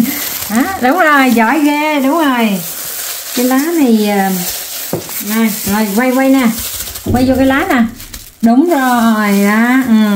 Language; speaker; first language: Vietnamese; native; Vietnamese